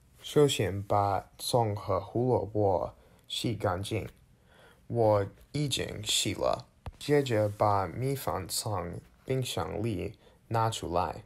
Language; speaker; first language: Chinese; non-native, learner; English